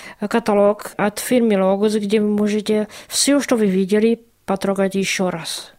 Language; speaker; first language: Russian; non-native, learner; Czech